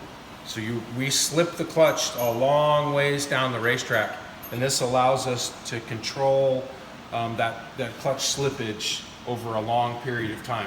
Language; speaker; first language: English; native; English